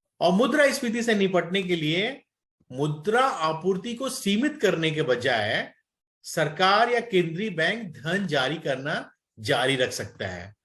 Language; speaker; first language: Hindi; native; Hindi